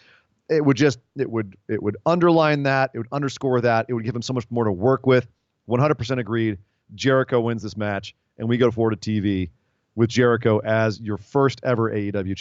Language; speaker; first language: English; native; English